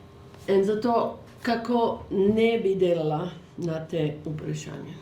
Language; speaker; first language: Slovenian; early bilingual, heritage; English